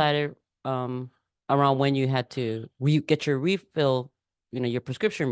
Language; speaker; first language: English; native; English